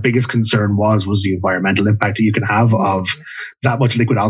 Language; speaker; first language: English; native; English